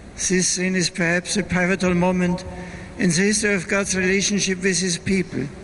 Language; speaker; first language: English; non-native, fluent; German